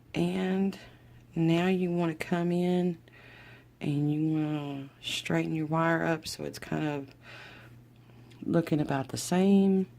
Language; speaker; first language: English; native; English